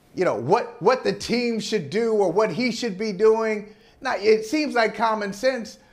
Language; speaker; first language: English; native; English